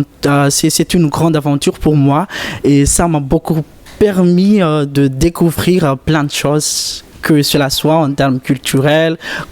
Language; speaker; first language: French; native; French